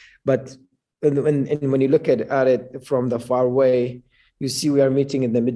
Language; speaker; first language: English; non-native, fluent; Arabic